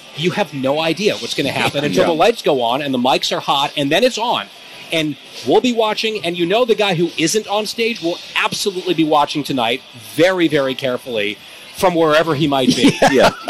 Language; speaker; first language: English; native; English